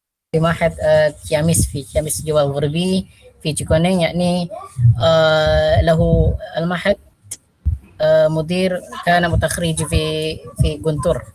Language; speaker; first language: Arabic; non-native, learner; Indonesian